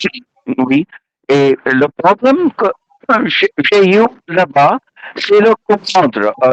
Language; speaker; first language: French; non-native, learner; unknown